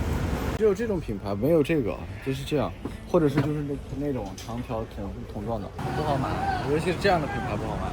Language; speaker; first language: Chinese; native; Chinese